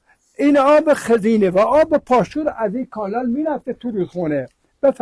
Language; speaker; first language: Persian; native; Persian